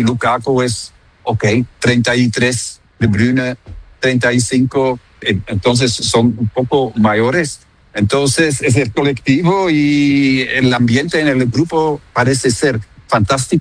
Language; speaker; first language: Spanish; non-native, fluent; Dutch